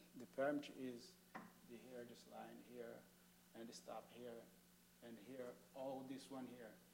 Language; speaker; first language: English; non-native, learner; Portuguese